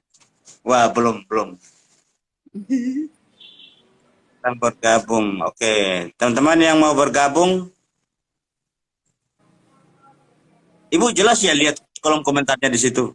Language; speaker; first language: Indonesian; native; Indonesian